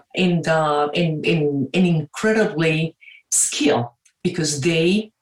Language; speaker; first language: English; non-native, fluent; Spanish